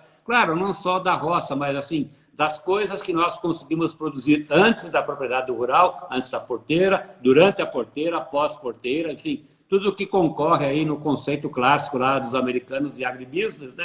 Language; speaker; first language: Portuguese; native; Portuguese